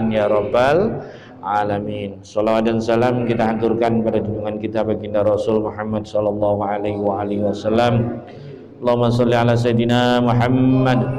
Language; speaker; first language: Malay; non-native, local second language; Javanese